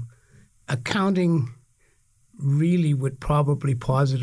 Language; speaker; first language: English; native; English